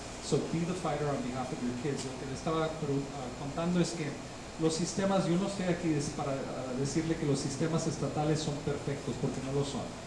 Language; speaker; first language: Spanish; early bilingual, heritage; Spanish